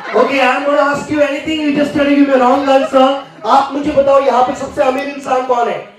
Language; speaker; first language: Hindi; non-native, local second language; Marathi